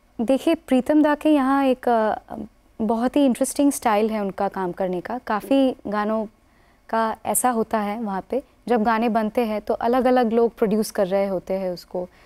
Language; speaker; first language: Hindi; non-native, local second language; Bangla